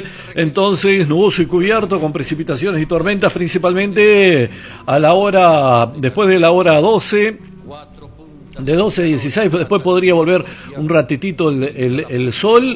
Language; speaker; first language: Spanish; native; Spanish